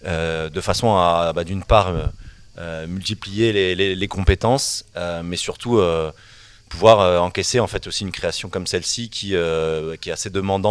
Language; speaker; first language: French; native; French